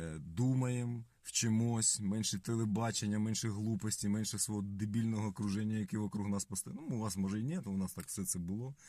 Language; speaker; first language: Ukrainian; native; Ukrainian